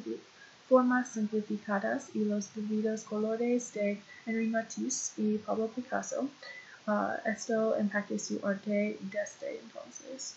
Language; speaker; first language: Spanish; non-native, learner; English